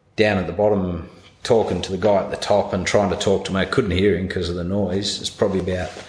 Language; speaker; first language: English; native; English